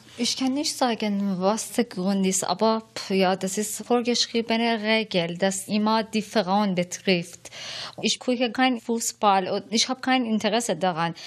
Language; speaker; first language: German; non-native, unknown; Persian